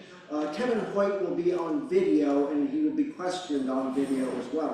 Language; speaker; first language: English; native; English